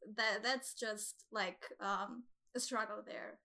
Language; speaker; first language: English; non-native, fluent; German